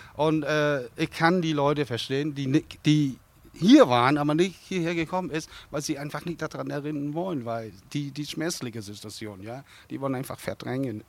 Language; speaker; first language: German; non-native, fluent; Vietnamese